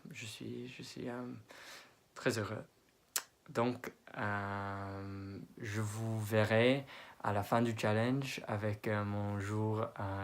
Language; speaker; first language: French; non-native, fluent; English